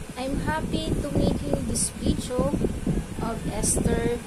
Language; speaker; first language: English; non-native, local second language; Filipino